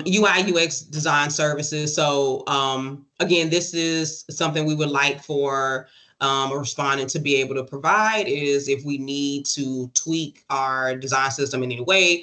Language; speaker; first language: English; native; English